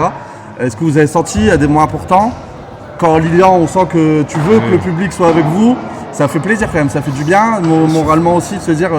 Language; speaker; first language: French; native; French